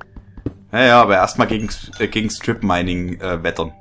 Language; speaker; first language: German; native; German